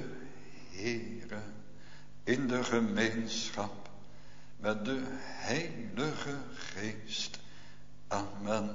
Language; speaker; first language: Dutch; native; Dutch